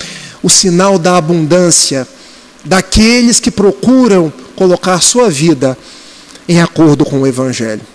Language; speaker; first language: Portuguese; native; Portuguese